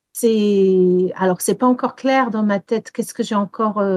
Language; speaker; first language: French; early bilingual, heritage; French